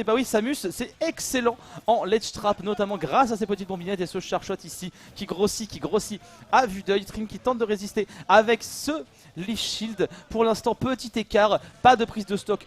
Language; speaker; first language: French; native; French